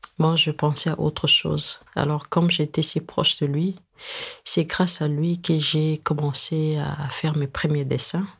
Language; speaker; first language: French; non-native, local second language; Lingala